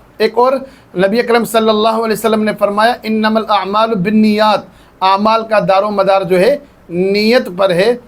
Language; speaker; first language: Urdu; non-native, local second language; Sindhi